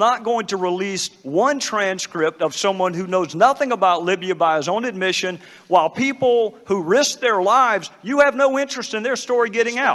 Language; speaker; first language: English; native; English